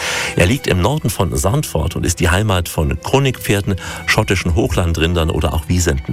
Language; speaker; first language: German; native; German